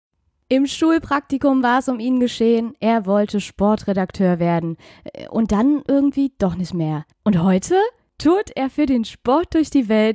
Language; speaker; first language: German; native; German